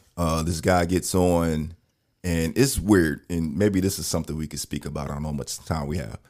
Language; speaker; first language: English; native; English